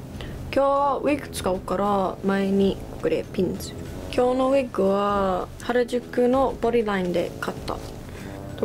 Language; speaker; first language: Japanese; non-native, learner; English